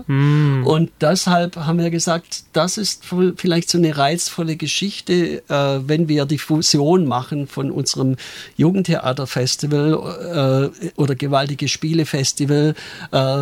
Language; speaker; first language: German; native; German